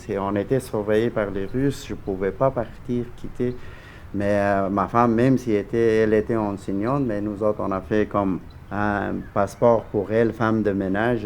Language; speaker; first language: French; non-native, fluent; Persian